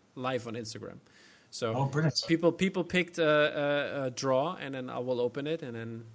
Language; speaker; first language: English; non-native, fluent; German